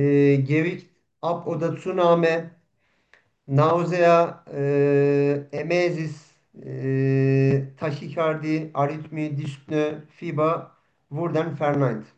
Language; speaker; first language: German; non-native, fluent; Turkish